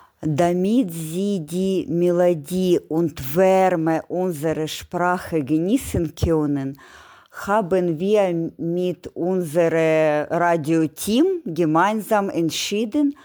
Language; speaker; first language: German; non-native, learner; Ukrainian